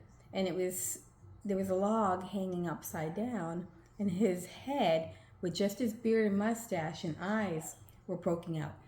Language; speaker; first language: English; native; English